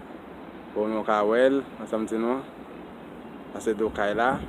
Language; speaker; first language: French; non-native, learner; Haitian Creole